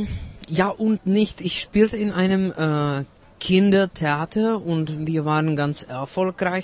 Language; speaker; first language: German; non-native, fluent; Czech